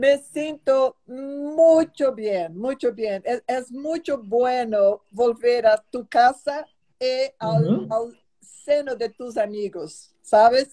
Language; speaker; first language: Spanish; non-native, fluent; Portuguese